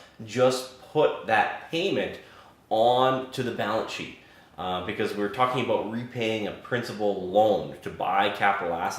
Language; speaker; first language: English; native; English